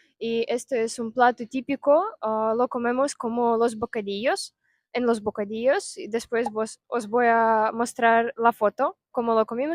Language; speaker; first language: Spanish; non-native, fluent; Russian